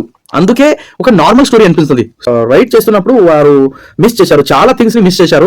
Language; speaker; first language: Telugu; non-native, learner; Kannada